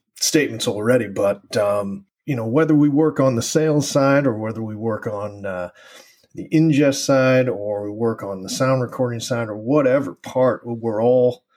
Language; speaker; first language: English; native; English